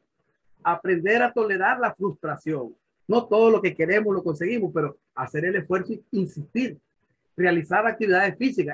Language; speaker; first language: Spanish; native; Spanish